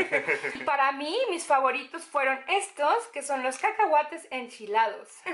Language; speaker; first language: Spanish; native; Spanish